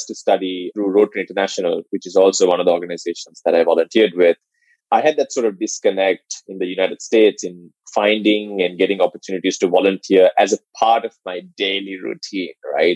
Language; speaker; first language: English; non-native, local second language; Sinhala